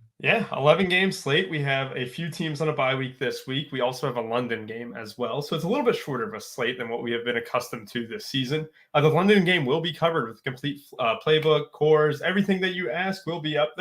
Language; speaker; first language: English; native; English